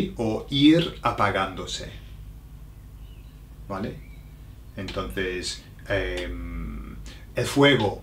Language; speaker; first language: Spanish; non-native, fluent; English